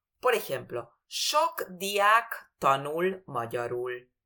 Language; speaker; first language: Hungarian; non-native, fluent; Spanish